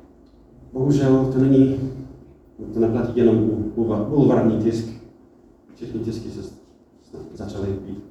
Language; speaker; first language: Czech; non-native, fluent; English